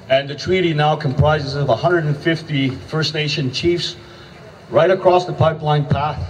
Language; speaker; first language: English; native; English